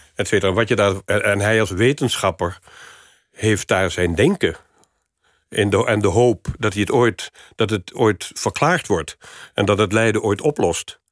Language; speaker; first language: Dutch; native; Dutch